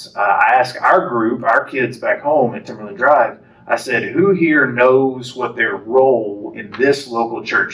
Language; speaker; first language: English; native; English